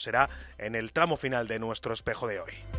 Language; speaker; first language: Spanish; native; Spanish